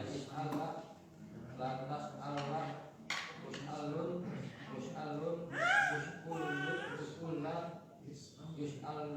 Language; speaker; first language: Arabic; non-native, learner; Indonesian